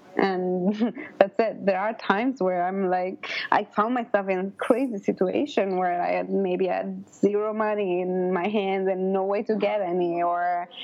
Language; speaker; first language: English; non-native, fluent; Italian